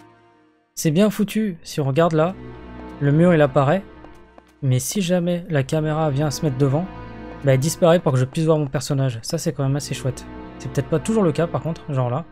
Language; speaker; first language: French; native; French